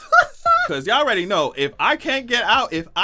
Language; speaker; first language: English; native; English